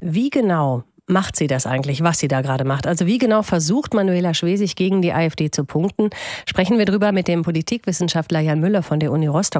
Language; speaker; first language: German; native; German